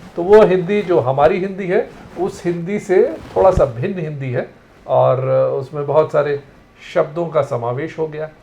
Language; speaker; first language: Hindi; native; Hindi